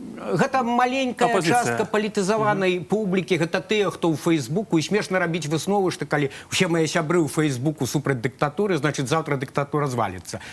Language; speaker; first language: Belarusian; native; Belarusian